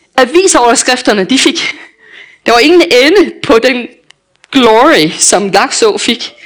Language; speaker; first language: Danish; native; Danish